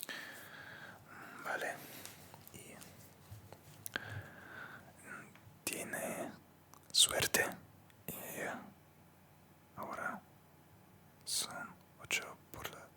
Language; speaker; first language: Spanish; non-native, learner; Russian